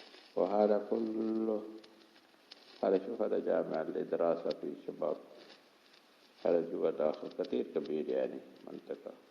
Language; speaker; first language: Arabic; non-native, learner; Urdu